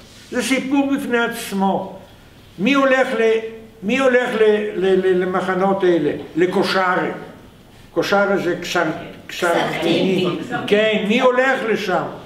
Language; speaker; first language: Hebrew; non-native, fluent; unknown